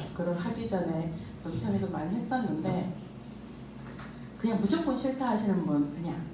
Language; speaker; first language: Korean; native; Korean